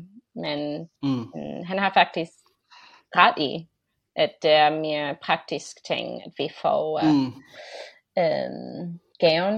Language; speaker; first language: Danish; non-native, fluent; English